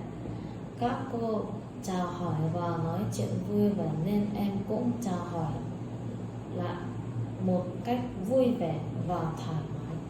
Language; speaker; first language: Vietnamese; non-native, learner; Korean